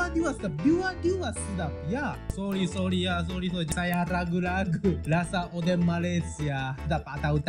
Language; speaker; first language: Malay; non-native, learner; Japanese